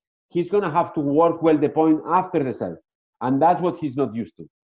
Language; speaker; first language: English; non-native, fluent; Spanish